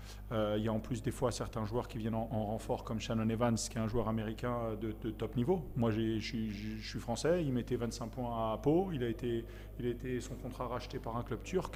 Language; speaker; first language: French; native; French